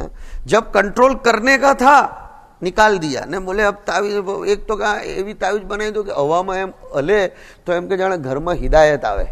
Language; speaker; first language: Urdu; non-native, local second language; Gujarati